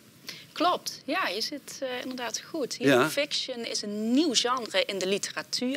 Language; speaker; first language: Dutch; native; Dutch